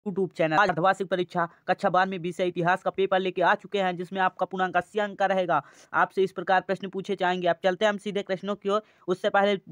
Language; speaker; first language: Hindi; native; Hindi